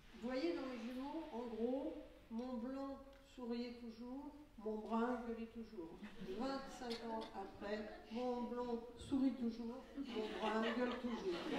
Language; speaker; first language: French; early bilingual, other home language; Catalan